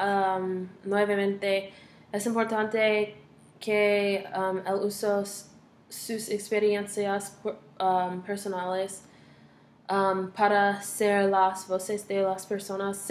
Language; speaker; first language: Spanish; non-native, learner; English